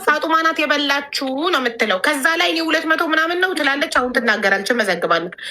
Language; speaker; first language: Amharic; native; Amharic